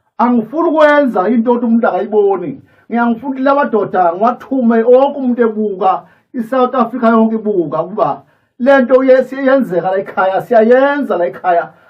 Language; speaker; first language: Zulu; native; Zulu